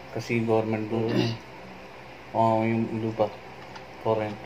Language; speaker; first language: Filipino; non-native, learner; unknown